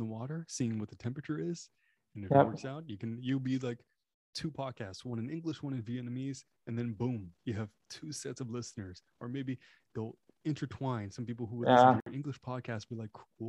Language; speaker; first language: English; non-native, fluent; French